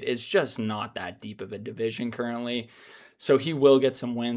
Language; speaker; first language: English; native; English